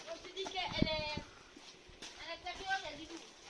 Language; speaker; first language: French; native; French